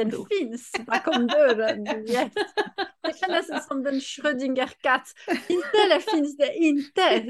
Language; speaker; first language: Swedish; non-native, fluent; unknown